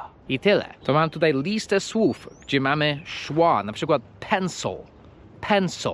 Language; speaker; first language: Polish; non-native, fluent; English